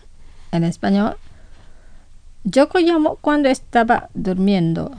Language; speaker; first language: Spanish; non-native, fluent; Indonesian